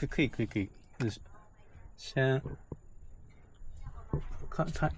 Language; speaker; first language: Chinese; non-native, learner; Japanese